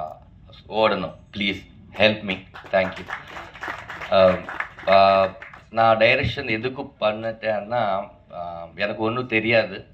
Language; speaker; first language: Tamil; non-native, learner; Telugu